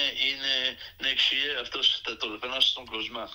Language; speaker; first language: Greek; early bilingual, heritage; Greek